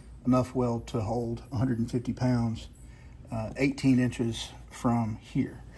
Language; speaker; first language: English; native; English